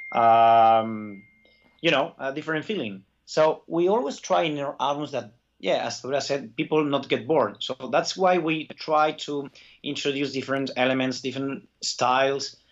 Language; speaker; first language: English; early bilingual, other home language; Basque